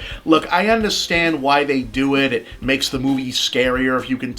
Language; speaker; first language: English; native; English